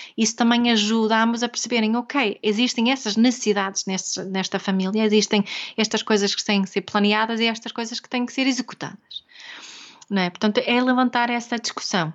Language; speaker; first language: Portuguese; non-native, fluent; Swedish